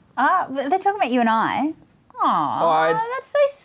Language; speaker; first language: English; native; English